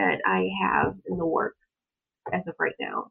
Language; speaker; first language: English; native; English